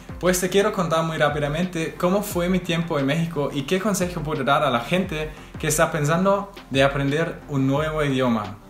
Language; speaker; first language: Spanish; non-native, fluent; German